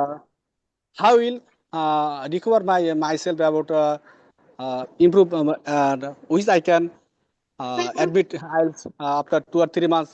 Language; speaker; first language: English; non-native, learner; Bangla